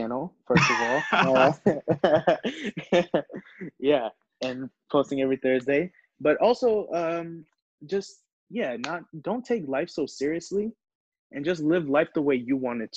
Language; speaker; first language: English; early bilingual, other home language; Hindi